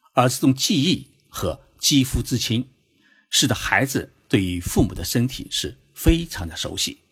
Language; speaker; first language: Chinese; native; Chinese